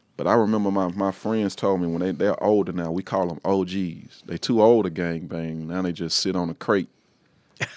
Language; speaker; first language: English; native; English